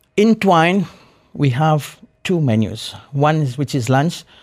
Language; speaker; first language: English; non-native, fluent; Morisyen